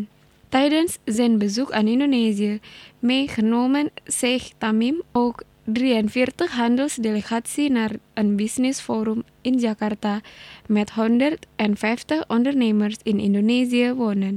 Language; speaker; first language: Dutch; non-native, learner; Indonesian